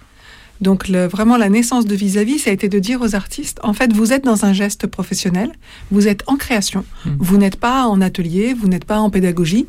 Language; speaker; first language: French; native; French